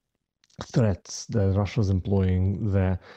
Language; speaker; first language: English; non-native, fluent; Ukrainian